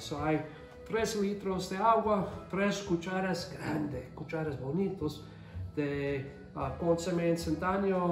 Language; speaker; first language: Spanish; non-native, fluent; English